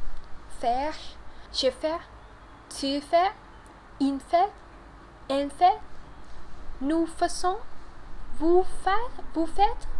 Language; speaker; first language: French; non-native, learner; Vietnamese